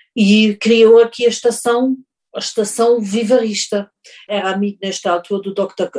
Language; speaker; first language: Portuguese; non-native, fluent; German